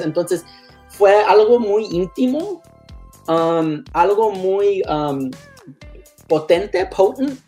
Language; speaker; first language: Spanish; non-native, learner; English